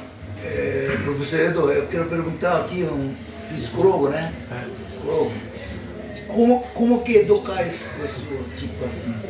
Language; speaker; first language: Portuguese; non-native, learner; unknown